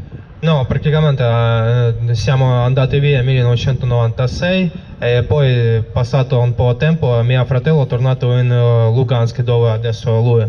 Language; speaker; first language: Italian; non-native, learner; Russian